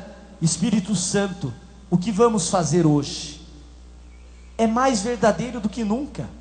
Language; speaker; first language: Portuguese; native; Portuguese